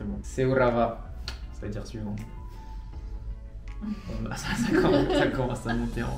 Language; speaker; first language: French; native; French